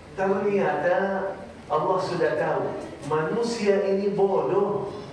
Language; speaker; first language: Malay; non-native, fluent; Arabic